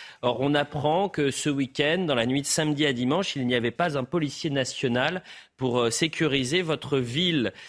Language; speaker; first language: French; native; French